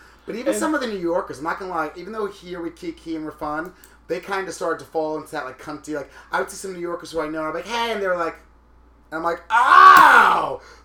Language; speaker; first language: English; native; English